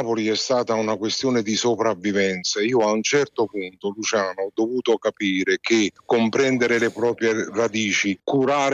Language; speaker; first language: Italian; non-native, local second language; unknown